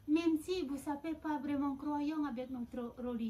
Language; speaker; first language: French; non-native, fluent; Balinese